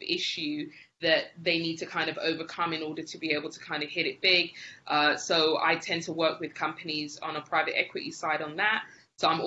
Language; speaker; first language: English; native; English